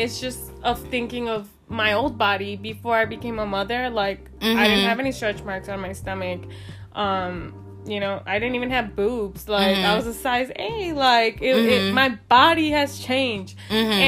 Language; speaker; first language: English; early bilingual, other home language; Spanish